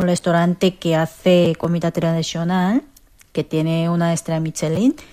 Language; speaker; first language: Spanish; non-native, learner; Korean